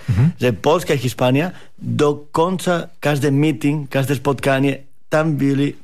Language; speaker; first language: Polish; non-native, fluent; Spanish